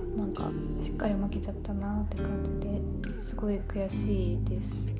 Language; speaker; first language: Japanese; native; Japanese